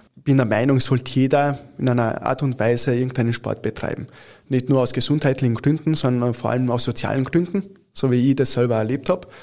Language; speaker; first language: German; early bilingual, other home language; Italian